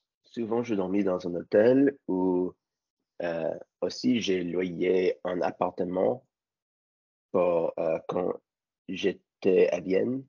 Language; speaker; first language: French; non-native, learner; English